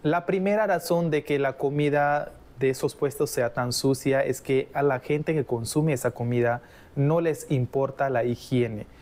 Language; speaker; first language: Spanish; non-native, fluent; Hindi